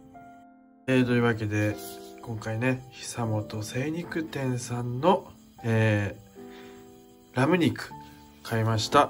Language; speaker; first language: Japanese; native; Japanese